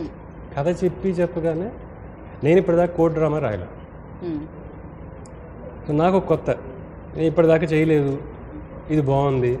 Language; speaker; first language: Telugu; native; Telugu